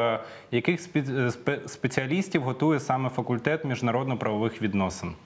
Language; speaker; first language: Ukrainian; native; Ukrainian